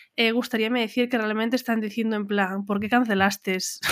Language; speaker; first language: Spanish; non-native, local second language; Galician